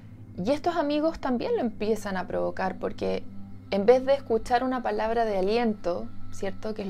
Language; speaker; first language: Spanish; native; Spanish